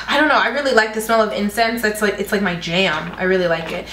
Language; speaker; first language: English; native; English